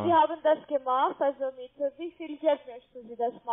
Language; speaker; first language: German; non-native, learner; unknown